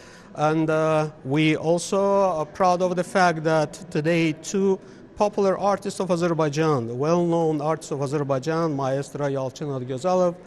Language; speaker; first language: English; non-native, fluent; Azerbaijani